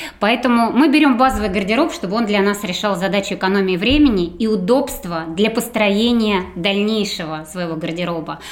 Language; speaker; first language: Russian; native; Russian